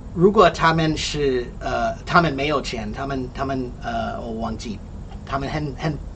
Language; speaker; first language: Chinese; non-native, learner; English